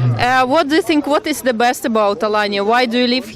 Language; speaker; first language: English; non-native, fluent; Russian